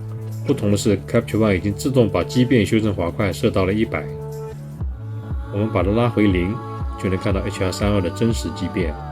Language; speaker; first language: Chinese; native; Chinese